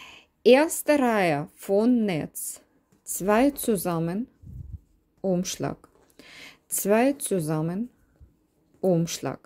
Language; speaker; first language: German; non-native, learner; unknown